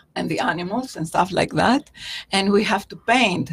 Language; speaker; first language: English; non-native, fluent; Greek